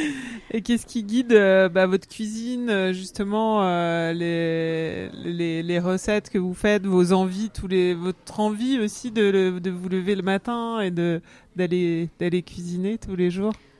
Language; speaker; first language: French; native; French